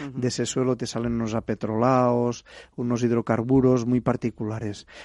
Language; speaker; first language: Spanish; native; Spanish